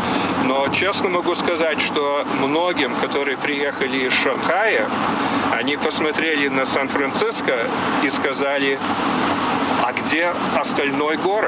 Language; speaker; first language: Russian; early bilingual, heritage; Russian